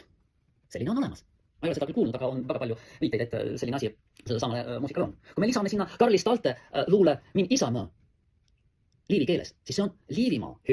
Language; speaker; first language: Estonian; native; Estonian